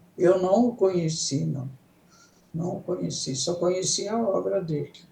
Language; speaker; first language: Portuguese; early bilingual, other home language; Italian